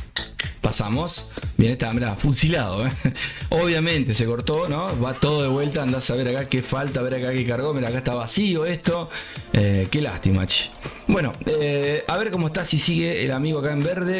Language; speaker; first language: Spanish; native; Spanish